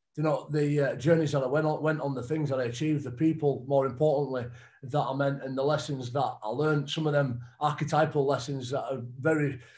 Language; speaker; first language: English; native; English